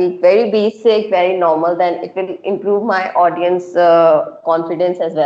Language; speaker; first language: English; non-native, local second language; Hindi